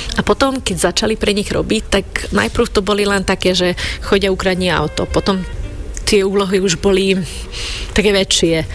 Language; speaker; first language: Slovak; non-native, local second language; Hungarian